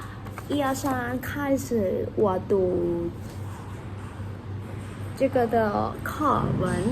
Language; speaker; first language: Chinese; non-native, learner; Khmer